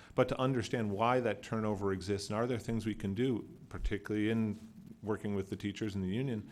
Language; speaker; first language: English; native; English